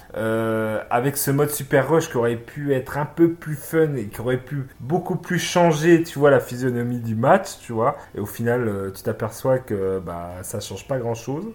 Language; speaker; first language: French; native; French